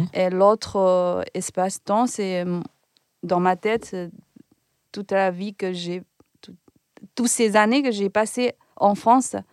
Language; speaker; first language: French; non-native, fluent; Chinese